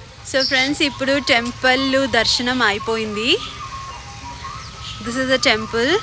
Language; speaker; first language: Telugu; non-native, learner; Kannada